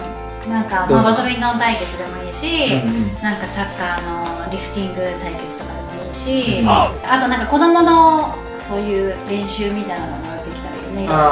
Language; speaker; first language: Japanese; native; Japanese